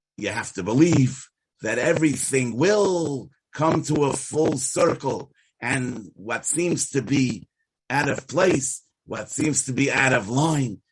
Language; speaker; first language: English; native; English